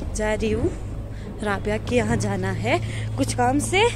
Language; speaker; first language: Hindi; native; Hindi